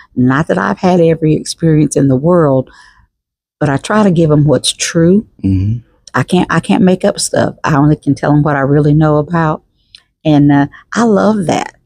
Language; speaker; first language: English; native; English